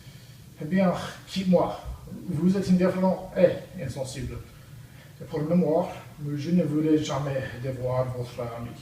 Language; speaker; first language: French; non-native, learner; English